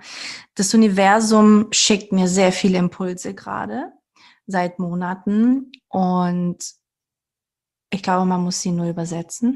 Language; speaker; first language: German; early bilingual, other home language; Portuguese